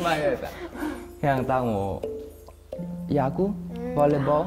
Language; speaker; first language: Korean; non-native, fluent; Thai